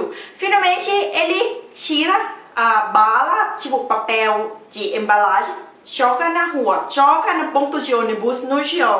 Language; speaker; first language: Portuguese; non-native, learner; Thai